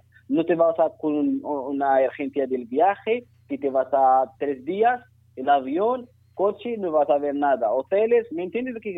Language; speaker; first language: Spanish; non-native, learner; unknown